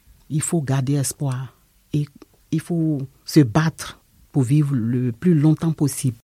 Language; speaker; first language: French; non-native, local second language; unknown